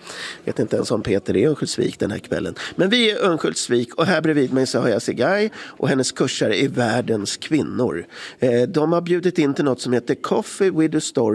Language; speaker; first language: Swedish; native; Swedish